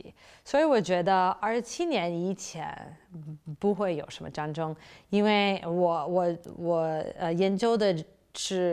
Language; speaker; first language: Chinese; non-native, fluent; English